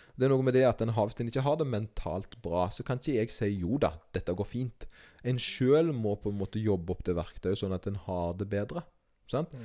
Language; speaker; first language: Norwegian; native; Norwegian